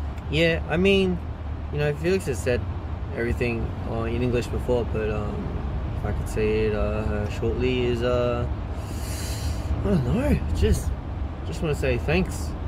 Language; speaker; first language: English; early bilingual, other home language; Korean